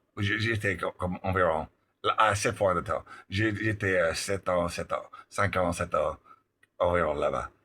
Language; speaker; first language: French; non-native, learner; English